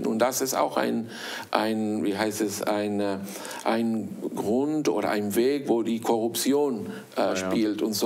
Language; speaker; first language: German; early bilingual, heritage; German